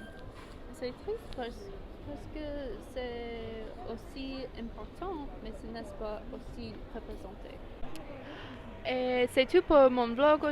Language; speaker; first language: French; non-native, learner; English